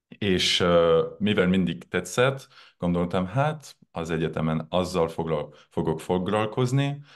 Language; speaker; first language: Hungarian; non-native, fluent; French